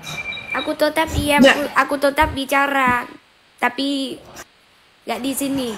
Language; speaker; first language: Indonesian; non-native, learner; Vietnamese